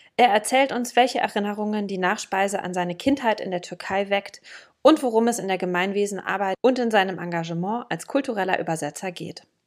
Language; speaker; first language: German; native; German